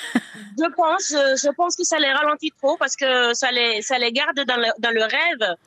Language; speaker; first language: French; non-native, local second language; Mossi